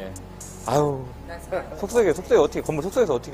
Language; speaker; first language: Korean; native; Korean